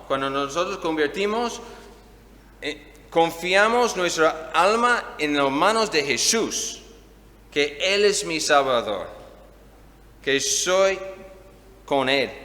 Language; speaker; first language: Spanish; non-native, fluent; English